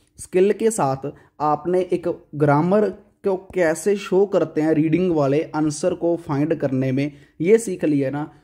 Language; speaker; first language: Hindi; non-native, local second language; Punjabi